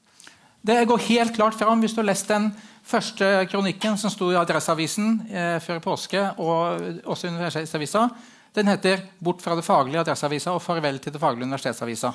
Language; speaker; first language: Norwegian; native; Norwegian